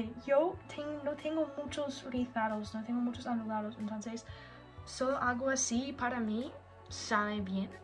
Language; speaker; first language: Spanish; non-native, learner; English